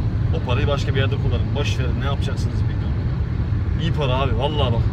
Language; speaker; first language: Turkish; native; Turkish